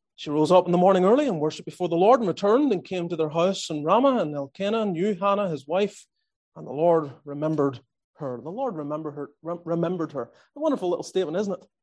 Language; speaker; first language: English; native; English